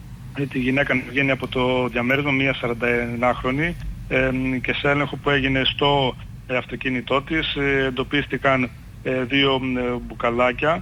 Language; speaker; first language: Greek; native; Greek